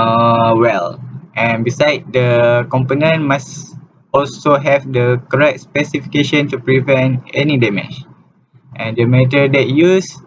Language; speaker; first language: English; non-native, learner; Malay